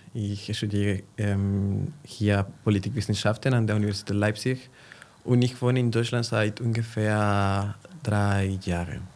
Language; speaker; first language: German; non-native, fluent; Spanish